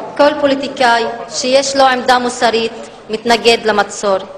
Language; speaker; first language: Hebrew; non-native, local second language; Arabic